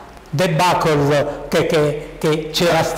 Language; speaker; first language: Italian; native; Italian